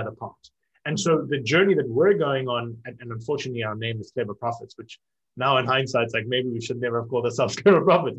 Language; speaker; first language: English; native; English